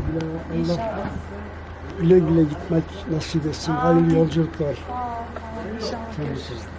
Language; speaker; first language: Turkish; native; Turkish